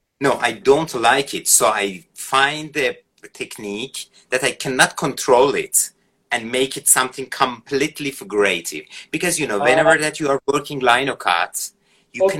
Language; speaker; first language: English; non-native, fluent; Persian